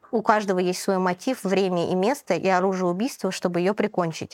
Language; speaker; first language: Russian; native; Russian